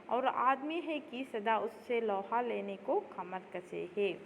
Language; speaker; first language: Hindi; non-native, local second language; Malayalam